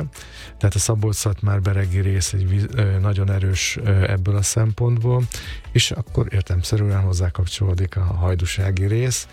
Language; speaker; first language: Hungarian; native; Hungarian